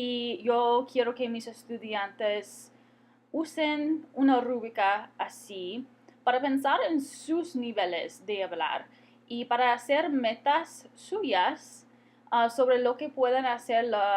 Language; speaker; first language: Spanish; non-native, fluent; English